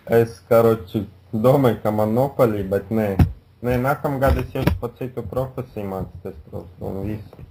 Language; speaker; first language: Latvian; non-native, local second language; Russian